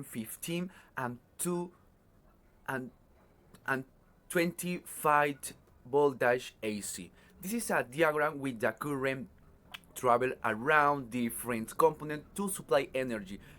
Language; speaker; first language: English; non-native, learner; Spanish